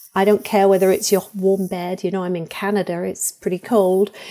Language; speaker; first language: English; native; English